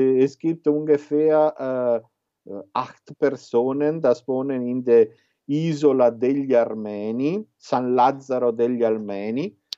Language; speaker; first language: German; non-native, learner; Italian